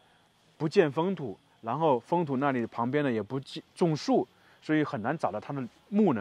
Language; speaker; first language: Chinese; native; Chinese